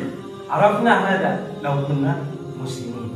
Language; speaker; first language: Arabic; non-native, fluent; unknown